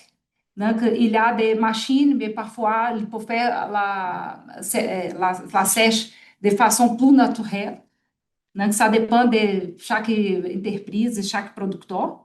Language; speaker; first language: French; non-native, fluent; Portuguese